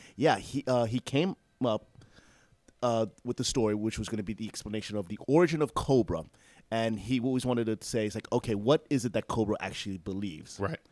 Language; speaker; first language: English; native; English